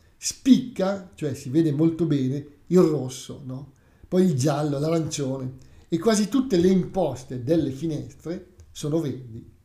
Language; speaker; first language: Italian; native; Italian